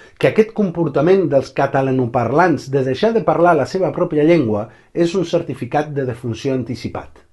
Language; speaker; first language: Catalan; early bilingual, other home language; Spanish